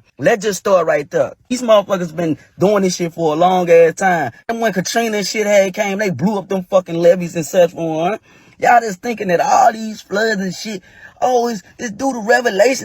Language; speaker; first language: English; native; English